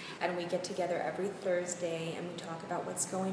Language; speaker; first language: English; native; English